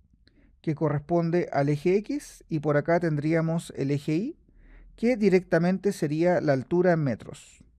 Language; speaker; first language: Spanish; native; Spanish